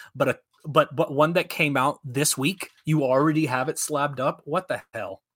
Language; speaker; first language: English; native; English